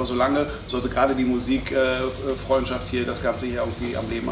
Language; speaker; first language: German; native; German